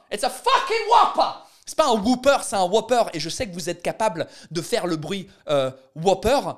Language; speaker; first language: French; non-native, fluent; English